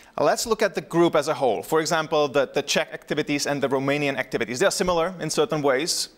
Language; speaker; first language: English; non-native, fluent; Czech